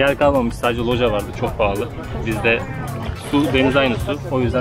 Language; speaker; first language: Turkish; native; Turkish